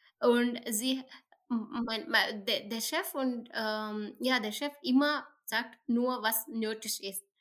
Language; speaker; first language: German; non-native, learner; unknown